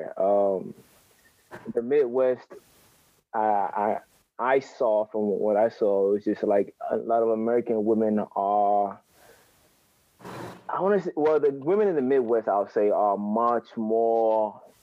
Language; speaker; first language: English; non-native, local second language; Akan